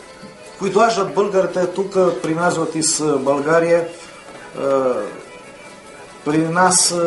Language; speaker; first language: Bulgarian; early bilingual, heritage; Bulgarian